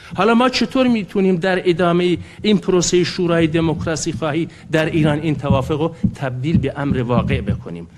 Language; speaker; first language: Persian; non-native, local second language; Kurdish